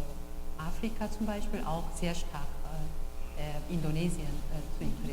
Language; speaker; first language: German; non-native, fluent; Korean